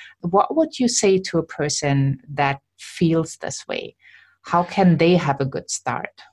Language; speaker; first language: English; non-native, fluent; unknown